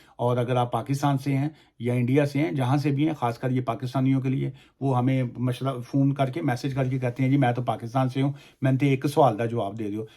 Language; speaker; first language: Urdu; non-native, local second language; Punjabi